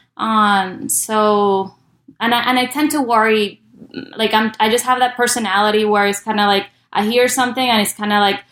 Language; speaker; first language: English; early bilingual, other home language; Spanish